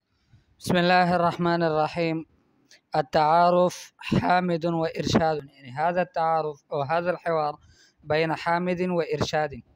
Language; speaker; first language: Arabic; non-native, fluent; Urdu